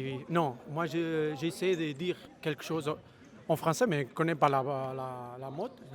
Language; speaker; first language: French; non-native, learner; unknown